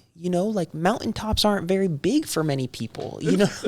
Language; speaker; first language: English; native; English